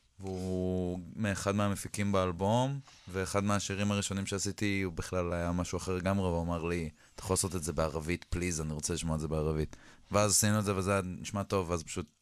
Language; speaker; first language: Hebrew; non-native, local second language; Arabic